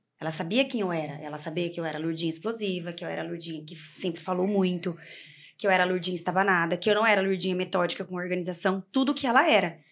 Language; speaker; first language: Portuguese; native; Portuguese